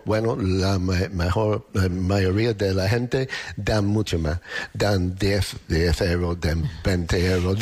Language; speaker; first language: Spanish; non-native, learner; English